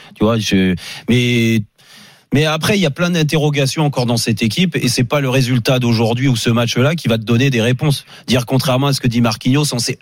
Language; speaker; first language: French; native; French